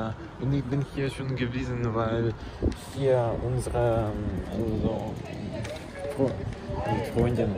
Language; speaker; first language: German; non-native, learner; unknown